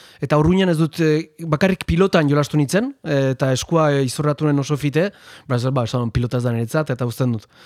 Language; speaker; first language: Basque; non-native, local second language; Spanish